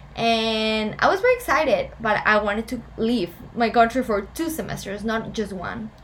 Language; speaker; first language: English; non-native, fluent; Spanish